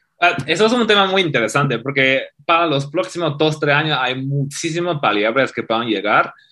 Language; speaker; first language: Spanish; non-native, fluent; Chinese